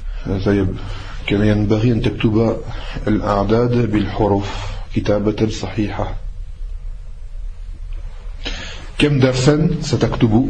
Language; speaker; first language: Arabic; non-native, fluent; French